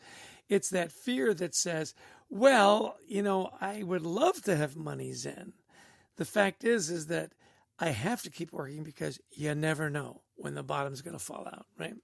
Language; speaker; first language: English; native; English